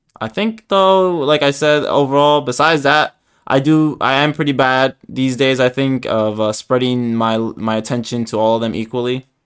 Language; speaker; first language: English; early bilingual, other home language; Spanish